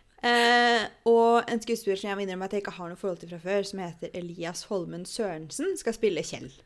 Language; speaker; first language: Norwegian; native; Norwegian